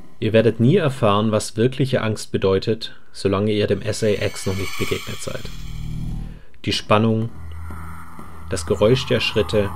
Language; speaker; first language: German; native; German